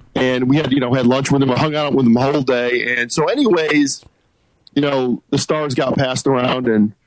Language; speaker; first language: English; native; English